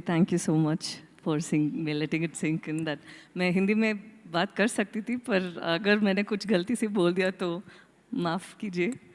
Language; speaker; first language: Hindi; non-native, learner; Tamil